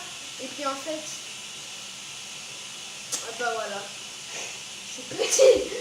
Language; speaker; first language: French; native; French